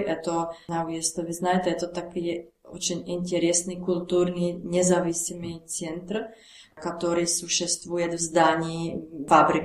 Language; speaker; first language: Russian; non-native, learner; Czech